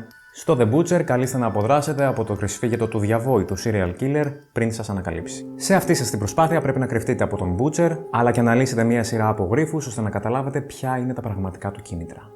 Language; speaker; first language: Greek; native; Greek